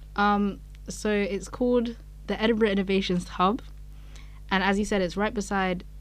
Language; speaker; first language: English; non-native, local second language; Yoruba